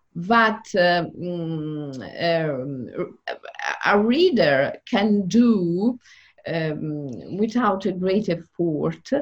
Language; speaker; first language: English; non-native, fluent; Italian